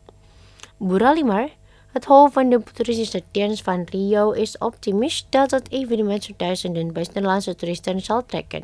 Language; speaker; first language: Dutch; non-native, fluent; Indonesian